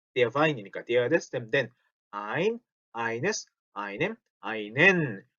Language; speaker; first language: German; non-native, fluent; Korean